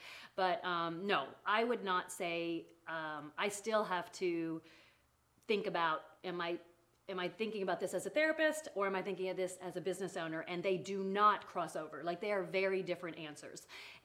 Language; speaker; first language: English; native; English